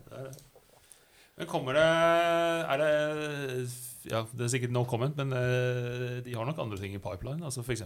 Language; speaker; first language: Norwegian; non-native, fluent; English